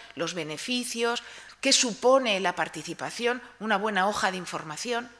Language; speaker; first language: Spanish; native; Spanish